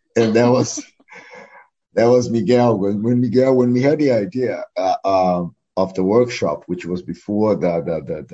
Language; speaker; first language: English; non-native, fluent; Portuguese